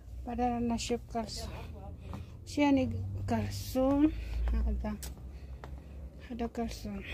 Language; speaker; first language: Arabic; non-native, learner; Filipino